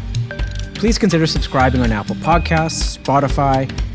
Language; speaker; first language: English; native; English